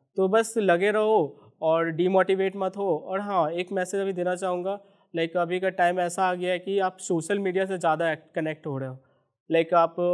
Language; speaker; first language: Hindi; native; Hindi